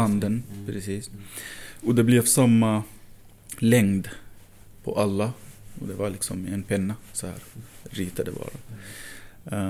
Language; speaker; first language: Swedish; non-native, fluent; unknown